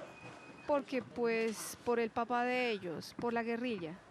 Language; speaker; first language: Spanish; native; Spanish